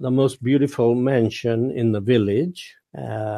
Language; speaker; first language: English; non-native, local second language; Punjabi